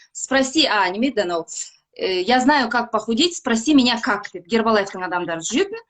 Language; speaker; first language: Russian; non-native, local second language; Kazakh